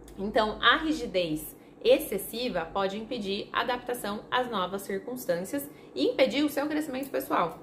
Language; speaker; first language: Portuguese; non-native, fluent; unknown